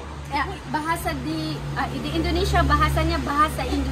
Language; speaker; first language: Indonesian; non-native, learner; Cebuano